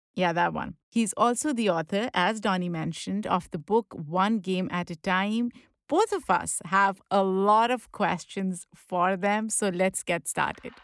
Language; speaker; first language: English; non-native, local second language; Pashto